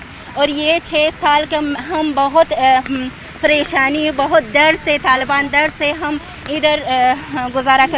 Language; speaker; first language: Hindi; non-native, learner; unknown